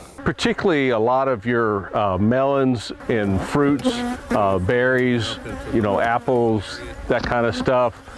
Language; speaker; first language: English; native; English